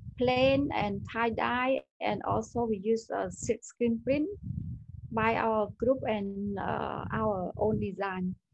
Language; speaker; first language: English; non-native, learner; Khmer